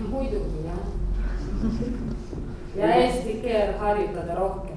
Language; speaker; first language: Estonian; non-native, learner; Croatian